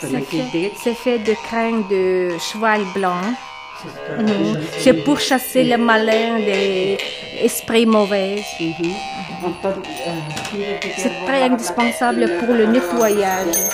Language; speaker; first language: French; non-native, learner; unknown